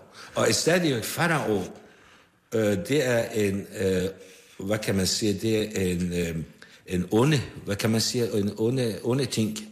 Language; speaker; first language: Danish; non-native, fluent; Persian